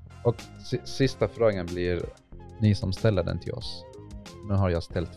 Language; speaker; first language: Swedish; non-native, fluent; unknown